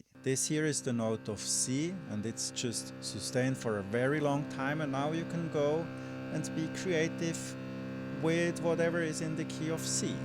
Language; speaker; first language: English; non-native, fluent; German